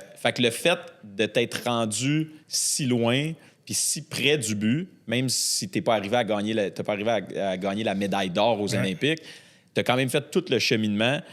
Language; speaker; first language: French; native; French